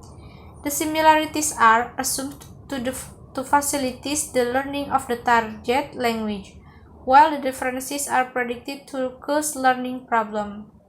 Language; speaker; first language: English; non-native, learner; Indonesian